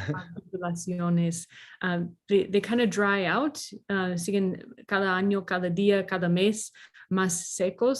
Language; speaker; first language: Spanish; non-native, learner; English